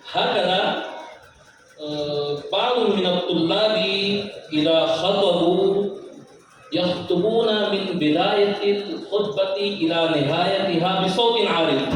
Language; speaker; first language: Arabic; non-native, fluent; Urdu